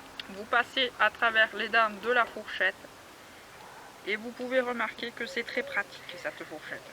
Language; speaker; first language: French; native; French